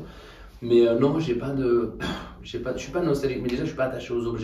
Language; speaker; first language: French; native; French